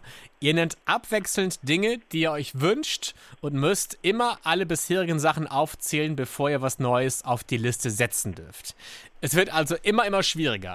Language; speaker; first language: German; native; German